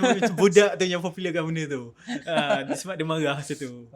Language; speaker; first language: Malay; native; Malay